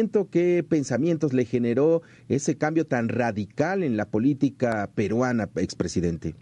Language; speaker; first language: Spanish; native; Spanish